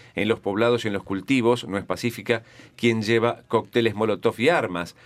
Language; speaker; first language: Spanish; native; Spanish